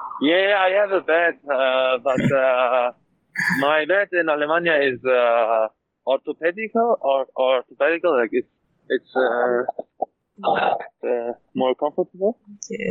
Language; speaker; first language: English; non-native, learner; German